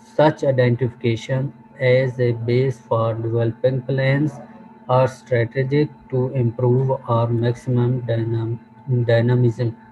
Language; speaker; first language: English; non-native, local second language; Urdu